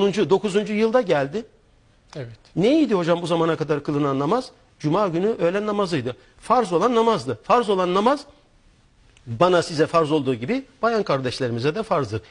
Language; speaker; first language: Turkish; native; Turkish